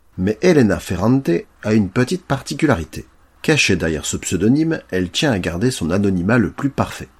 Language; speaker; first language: French; native; French